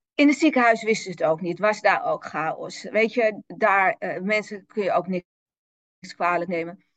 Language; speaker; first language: Dutch; native; Dutch